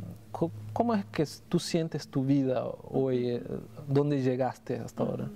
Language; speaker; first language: Spanish; non-native, fluent; Portuguese